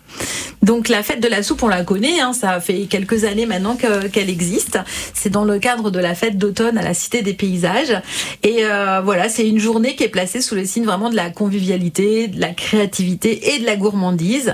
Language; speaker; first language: French; native; French